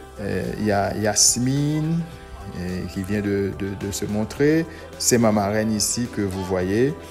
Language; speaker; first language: French; non-native, local second language; Haitian Creole